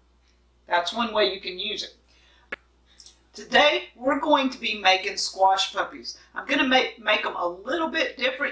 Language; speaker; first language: English; native; English